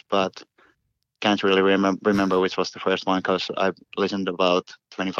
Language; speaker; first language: English; non-native, fluent; Finnish